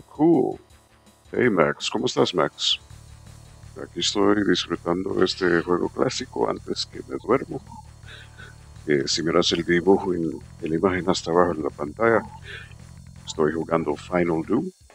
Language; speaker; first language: Spanish; non-native, fluent; English